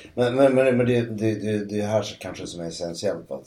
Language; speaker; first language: Swedish; native; Swedish